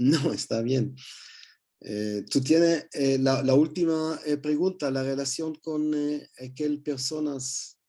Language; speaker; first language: Spanish; non-native, learner; Hebrew